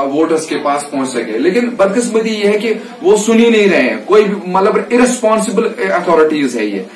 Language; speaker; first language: Hindi; non-native, local second language; Kashmiri